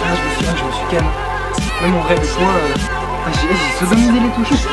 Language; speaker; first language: French; native; French